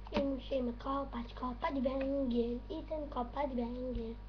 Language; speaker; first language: Polish; native; Polish